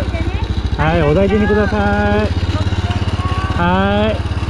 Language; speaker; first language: Japanese; non-native, learner; Korean